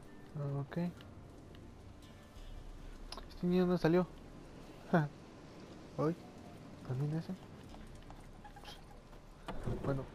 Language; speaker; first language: Spanish; early bilingual, heritage; Spanish